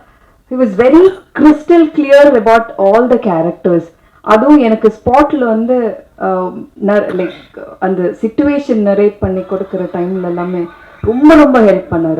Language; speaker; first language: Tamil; non-native, fluent; Malayalam